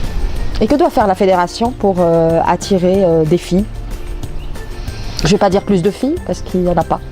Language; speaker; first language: French; native; French